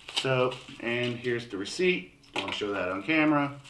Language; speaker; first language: English; native; English